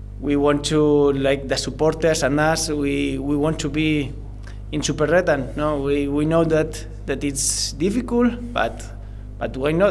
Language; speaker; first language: English; non-native, learner; Spanish